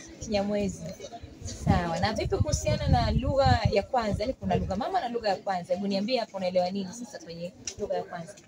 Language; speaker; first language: Swahili; native; Swahili